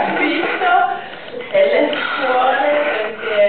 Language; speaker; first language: Italian; non-native, learner; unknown